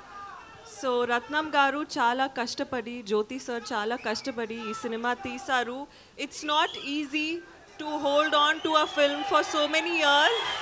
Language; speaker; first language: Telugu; non-native, learner; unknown